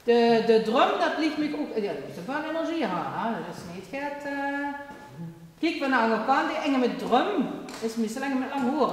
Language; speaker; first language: Dutch; native; Dutch